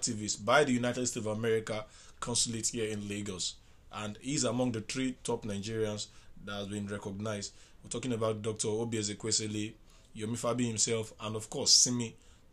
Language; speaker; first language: English; non-native, local second language; Yoruba